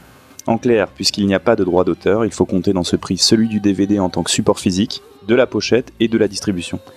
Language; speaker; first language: French; native; French